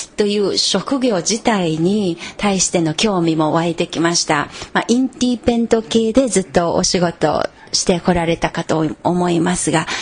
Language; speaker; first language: Japanese; non-native, fluent; Chinese